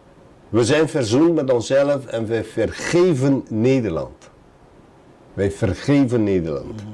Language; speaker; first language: Dutch; non-native, local second language; Papiamento